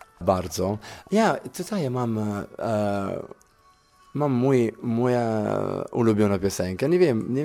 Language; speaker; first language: Polish; non-native, learner; Italian